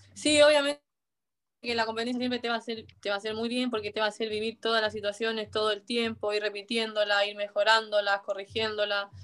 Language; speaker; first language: Spanish; native; Spanish